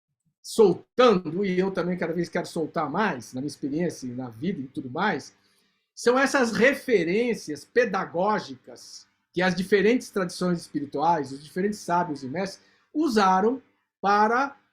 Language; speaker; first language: Portuguese; native; Portuguese